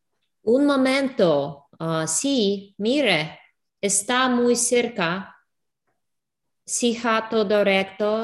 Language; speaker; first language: Spanish; non-native, learner; English